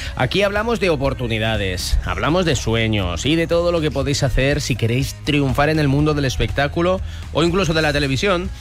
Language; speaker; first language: Spanish; native; Spanish